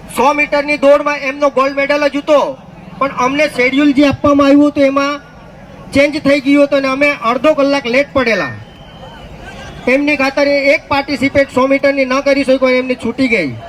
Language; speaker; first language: Gujarati; non-native, local second language; Kukna